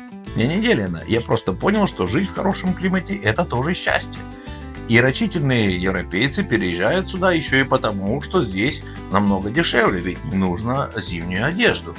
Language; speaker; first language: Russian; native; Russian